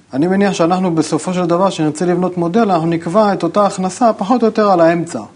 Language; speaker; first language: Hebrew; native; Hebrew